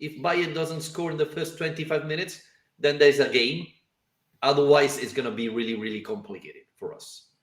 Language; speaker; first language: English; non-native, fluent; Italian